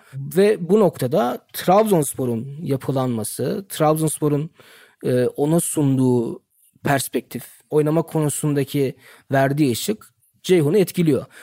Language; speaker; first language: Turkish; early bilingual, heritage; Turkish